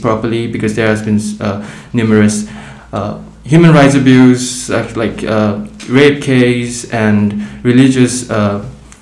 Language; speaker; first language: English; non-native, local second language; Tibetan